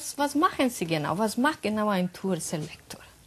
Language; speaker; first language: German; non-native, learner; Portuguese